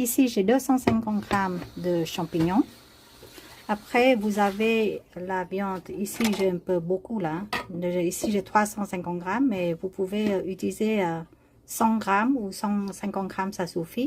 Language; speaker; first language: French; non-native, learner; Vietnamese